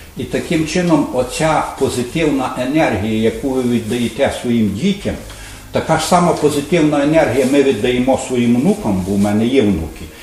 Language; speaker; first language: Ukrainian; native; Ukrainian